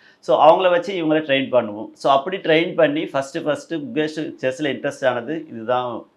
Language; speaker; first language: Tamil; native; Tamil